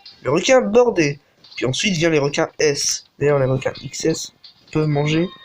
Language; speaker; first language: French; native; French